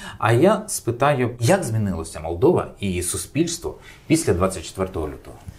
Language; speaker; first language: Ukrainian; native; Ukrainian